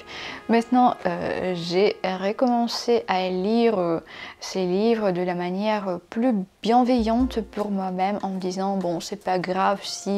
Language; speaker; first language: French; non-native, fluent; Russian